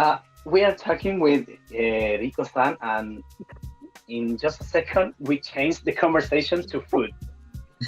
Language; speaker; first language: English; non-native, fluent; Spanish